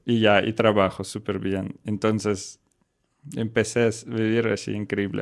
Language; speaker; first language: Spanish; non-native, learner; Russian